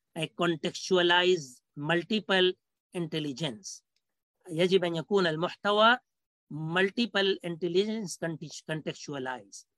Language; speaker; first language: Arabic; non-native, fluent; Urdu